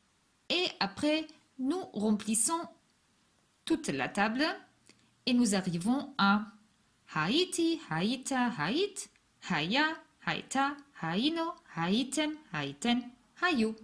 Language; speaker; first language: French; non-native, fluent; Hebrew